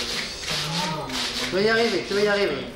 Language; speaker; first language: French; native; French